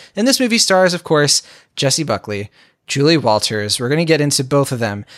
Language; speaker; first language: English; native; English